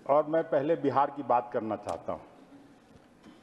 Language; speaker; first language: Hindi; native; Hindi